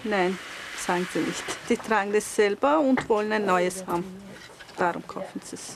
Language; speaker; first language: German; non-native, local second language; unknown